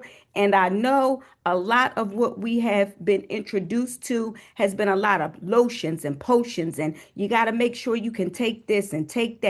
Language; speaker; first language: English; native; English